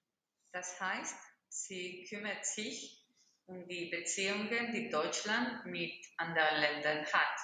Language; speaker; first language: German; non-native, fluent; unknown